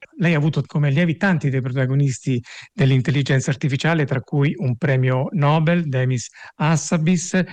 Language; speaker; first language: Italian; native; Italian